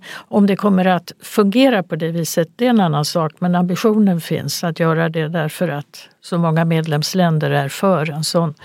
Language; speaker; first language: Swedish; native; Swedish